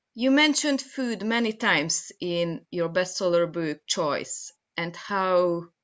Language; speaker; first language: English; non-native, fluent; Hungarian